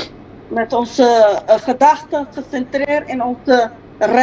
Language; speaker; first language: Dutch; non-native, local second language; Papiamento